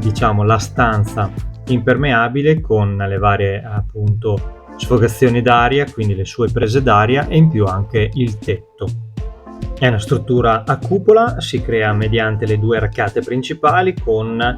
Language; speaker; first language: Italian; native; Italian